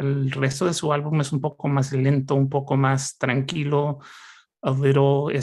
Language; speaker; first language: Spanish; early bilingual, heritage; Spanish